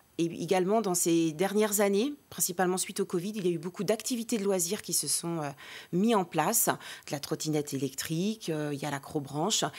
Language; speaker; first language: French; native; French